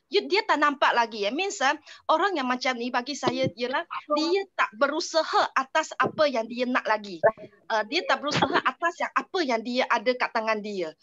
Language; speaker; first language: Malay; non-native, local second language; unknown